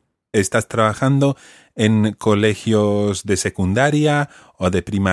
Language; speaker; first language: Spanish; non-native, fluent; English